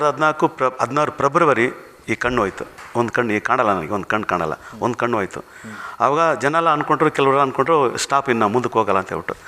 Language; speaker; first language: Kannada; non-native, local second language; Tamil